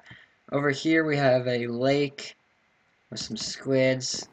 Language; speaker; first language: English; native; English